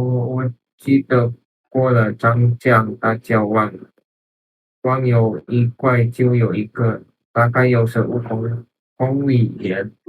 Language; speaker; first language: Chinese; non-native, learner; Indonesian